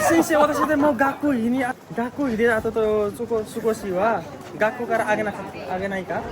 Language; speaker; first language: Japanese; non-native, learner; Nepali